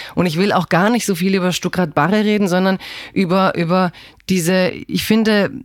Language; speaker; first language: German; native; German